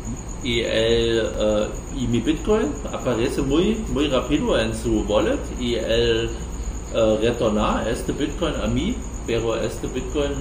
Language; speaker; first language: Spanish; non-native, learner; German